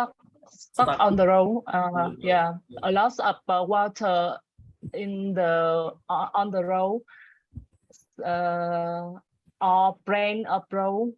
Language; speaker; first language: English; non-native, learner; Vietnamese